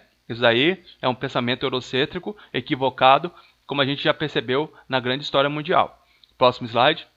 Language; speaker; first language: Portuguese; native; Portuguese